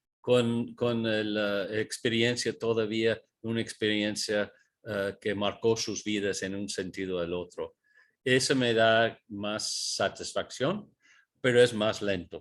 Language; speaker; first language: Spanish; non-native, fluent; English